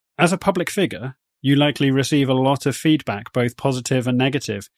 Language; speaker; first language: English; native; English